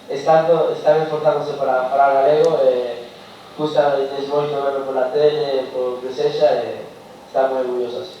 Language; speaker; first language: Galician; non-native, learner; Spanish